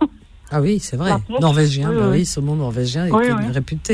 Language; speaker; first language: French; native; French